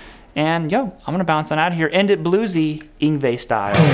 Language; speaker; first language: English; native; English